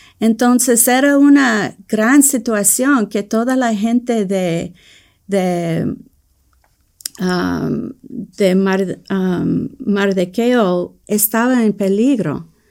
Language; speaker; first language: Spanish; early bilingual, heritage; English